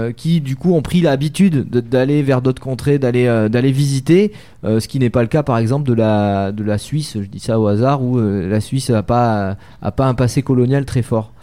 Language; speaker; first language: French; native; French